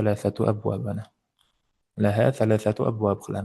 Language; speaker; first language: Arabic; non-native, fluent; Uzbek